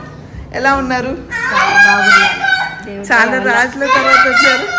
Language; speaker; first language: Telugu; non-native, local second language; Urdu